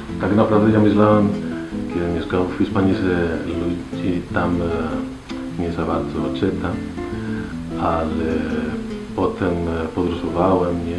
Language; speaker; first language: Polish; non-native, learner; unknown